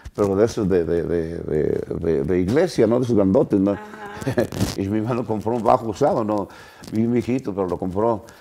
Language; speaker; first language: Spanish; native; Spanish